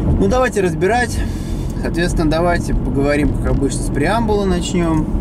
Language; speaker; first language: Russian; native; Russian